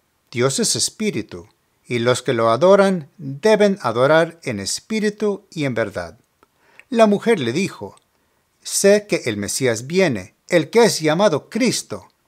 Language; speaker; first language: Spanish; early bilingual, heritage; Spanish